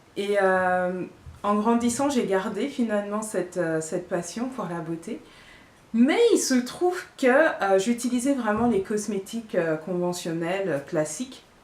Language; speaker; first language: French; early bilingual, other home language; Bambara